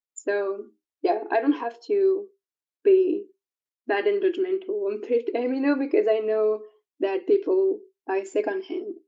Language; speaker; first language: English; non-native, fluent; French